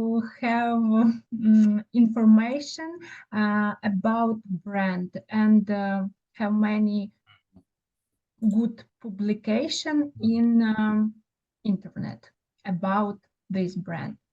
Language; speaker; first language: English; non-native, learner; Ukrainian